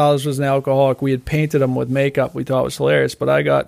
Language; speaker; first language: English; native; English